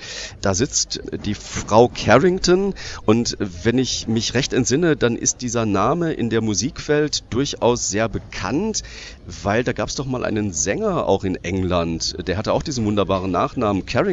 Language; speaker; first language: German; native; German